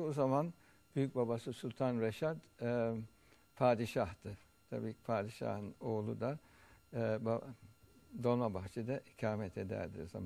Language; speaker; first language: Turkish; early bilingual, heritage; Turkish